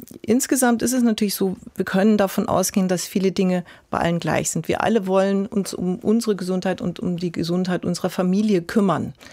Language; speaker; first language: German; native; German